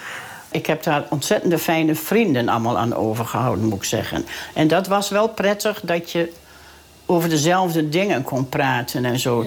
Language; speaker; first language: Dutch; native; Dutch